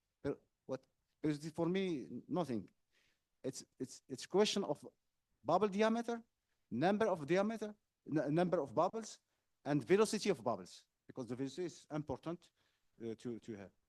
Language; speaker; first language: English; non-native, fluent; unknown